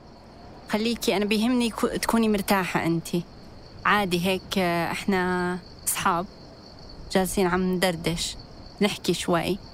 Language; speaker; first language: Arabic; native; Arabic